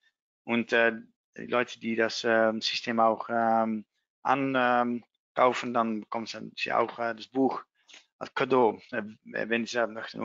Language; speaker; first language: German; non-native, learner; Dutch